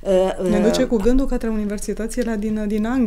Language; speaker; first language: Romanian; native; Romanian